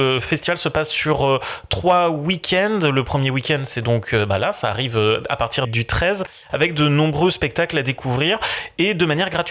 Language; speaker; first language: French; native; French